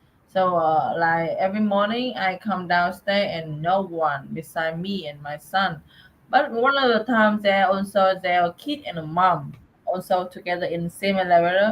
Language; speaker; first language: English; non-native, learner; Vietnamese